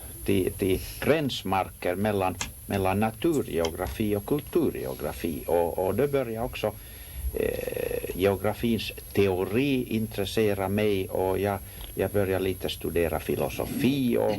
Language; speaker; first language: Swedish; non-native, local second language; Finnish